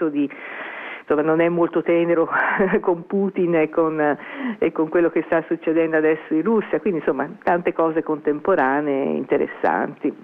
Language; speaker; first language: Italian; native; Italian